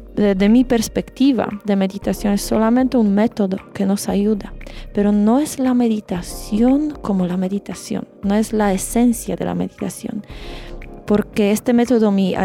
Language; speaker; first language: Spanish; non-native, fluent; Polish